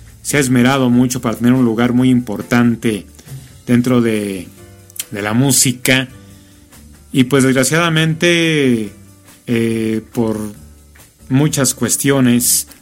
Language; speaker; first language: Spanish; native; Spanish